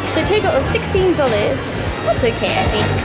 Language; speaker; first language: English; native; English